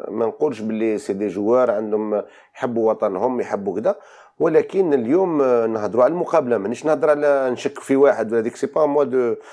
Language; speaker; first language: Arabic; native; Arabic